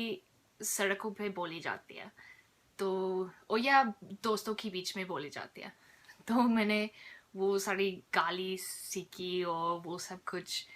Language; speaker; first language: Hindi; non-native, fluent; English